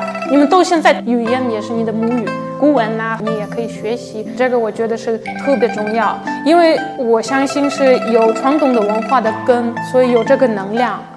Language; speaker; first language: Chinese; non-native, fluent; Russian